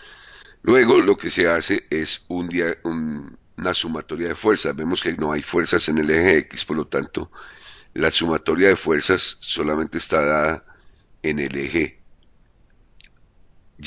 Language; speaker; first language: Spanish; native; Spanish